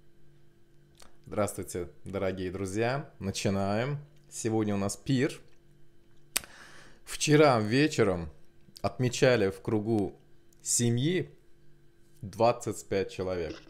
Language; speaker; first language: Russian; non-native, local second language; Azerbaijani